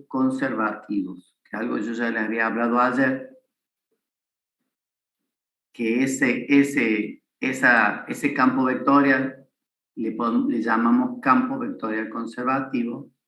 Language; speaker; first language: Spanish; native; Spanish